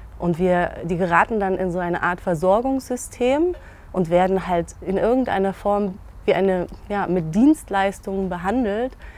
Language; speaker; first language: German; native; German